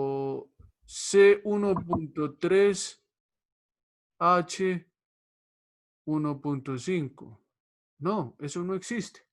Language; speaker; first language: Spanish; native; Spanish